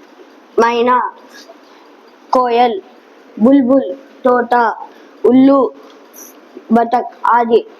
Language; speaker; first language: Hindi; non-native, local second language; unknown